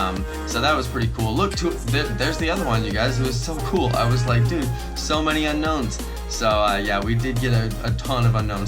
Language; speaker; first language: English; native; English